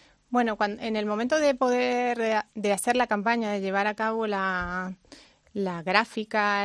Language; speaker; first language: Spanish; native; Spanish